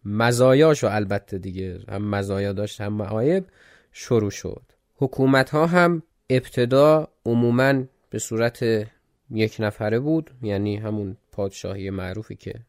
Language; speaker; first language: Persian; non-native, local second language; Azerbaijani